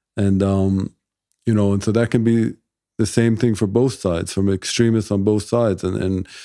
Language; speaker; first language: English; native; English